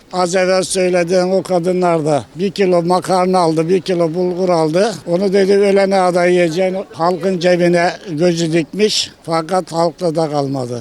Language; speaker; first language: Turkish; native; Turkish